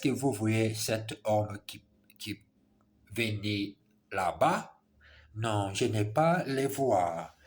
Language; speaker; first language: French; non-native, learner; English